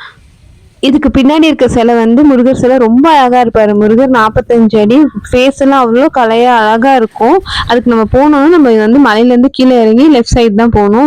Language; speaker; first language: Tamil; native; Tamil